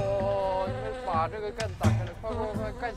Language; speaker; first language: Chinese; native; Chinese